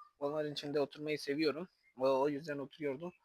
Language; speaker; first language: Turkish; non-native, fluent; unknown